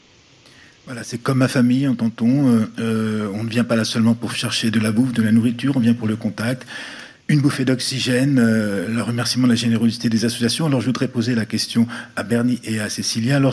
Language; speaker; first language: French; native; French